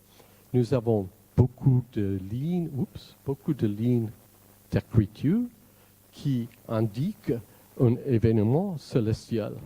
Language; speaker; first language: French; non-native, fluent; English